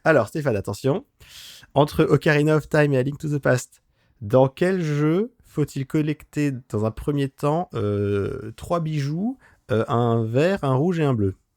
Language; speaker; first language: French; native; French